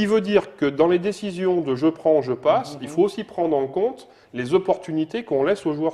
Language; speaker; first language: French; native; French